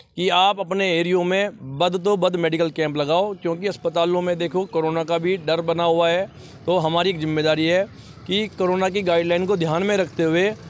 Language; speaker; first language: Hindi; non-native, local second language; Punjabi